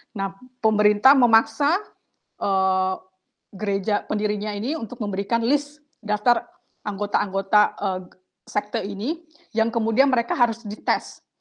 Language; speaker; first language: Indonesian; native; Indonesian